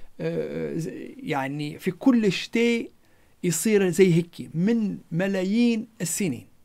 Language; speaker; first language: Arabic; non-native, local second language; Berber languages